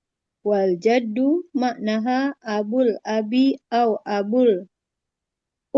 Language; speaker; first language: Arabic; non-native, learner; Indonesian